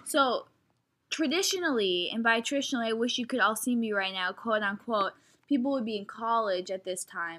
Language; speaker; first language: English; early bilingual, other home language; Spanish